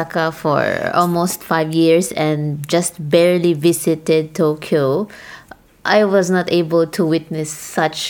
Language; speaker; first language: English; non-native, local second language; Cebuano